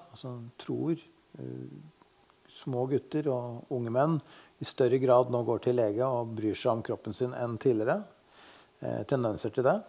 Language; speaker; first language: Norwegian; native; Norwegian